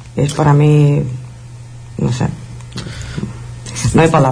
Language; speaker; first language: Spanish; non-native, fluent; Ukrainian